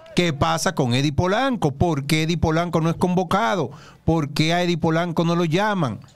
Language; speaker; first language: Spanish; native; Spanish